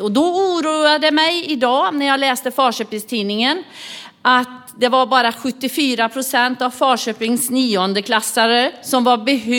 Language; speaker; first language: Swedish; native; Swedish